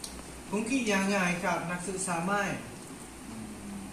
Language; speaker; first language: Thai; non-native, learner; Malay